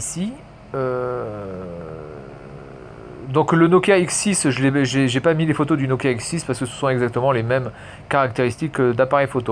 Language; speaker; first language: French; native; French